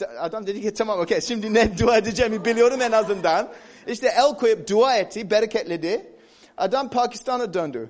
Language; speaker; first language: Turkish; non-native, fluent; English